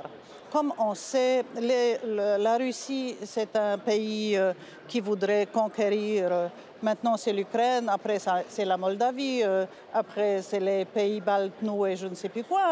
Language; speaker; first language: French; non-native, fluent; Polish